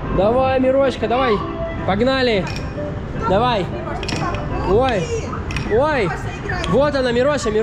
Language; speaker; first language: Russian; native; Russian